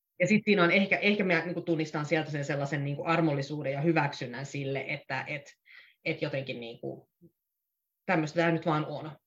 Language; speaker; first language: Finnish; native; Finnish